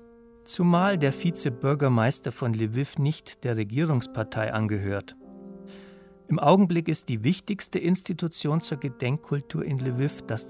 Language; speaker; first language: German; native; German